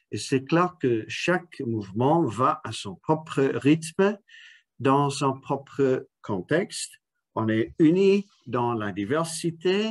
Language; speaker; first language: French; non-native, fluent; English